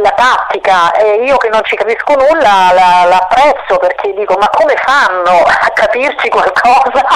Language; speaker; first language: Italian; native; Italian